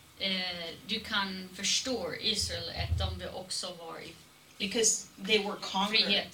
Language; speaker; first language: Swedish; non-native, fluent; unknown